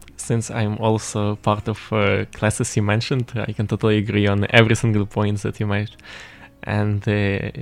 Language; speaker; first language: English; non-native, fluent; Ukrainian